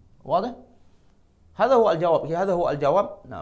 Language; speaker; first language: Arabic; non-native, fluent; Malay